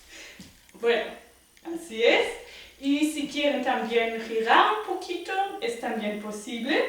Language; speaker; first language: Spanish; non-native, fluent; German